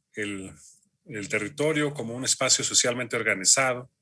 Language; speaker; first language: Spanish; native; Spanish